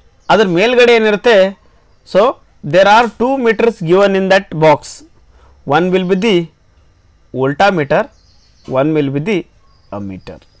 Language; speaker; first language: English; non-native, local second language; Kannada